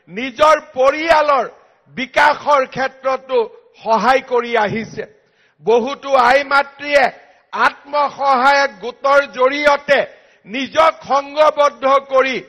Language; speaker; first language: Assamese; native; Assamese